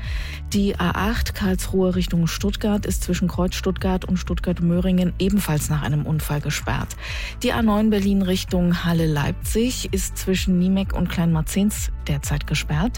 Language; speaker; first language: German; native; German